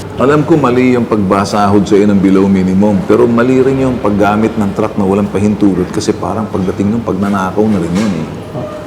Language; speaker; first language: Filipino; native; Filipino